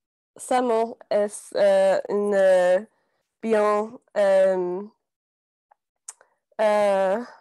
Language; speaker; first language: French; non-native, learner; English